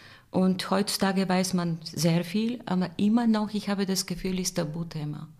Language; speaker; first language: German; non-native, fluent; Bulgarian